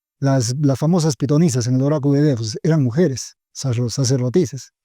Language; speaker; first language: Spanish; native; Spanish